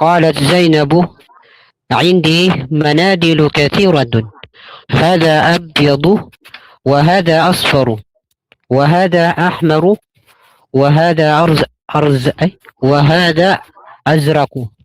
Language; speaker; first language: Arabic; non-native, learner; Filipino